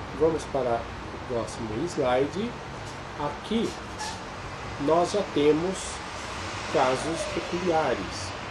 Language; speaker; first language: Portuguese; native; Portuguese